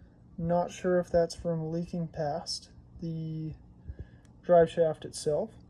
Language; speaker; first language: English; native; English